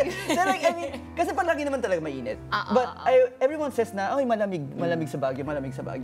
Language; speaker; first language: Filipino; non-native, fluent; Japanese